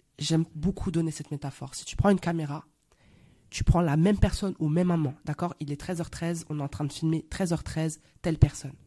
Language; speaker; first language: French; native; French